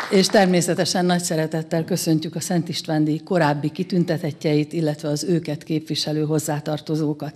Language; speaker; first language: Hungarian; native; Hungarian